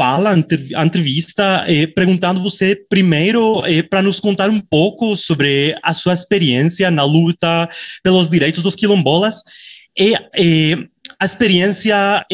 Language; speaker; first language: Portuguese; non-native, fluent; Spanish